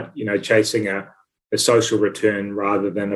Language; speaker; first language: English; native; English